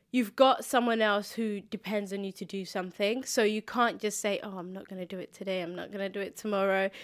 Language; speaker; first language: English; early bilingual, other home language; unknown